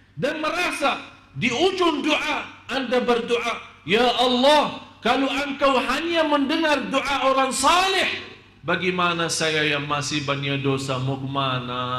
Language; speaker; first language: Malay; non-native, fluent; Arabic